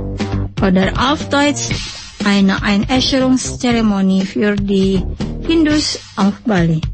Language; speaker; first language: German; non-native, fluent; Indonesian